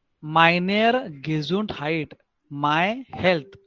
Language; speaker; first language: German; non-native, fluent; Marathi